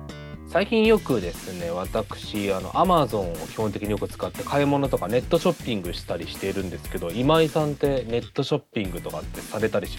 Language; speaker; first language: Japanese; native; Japanese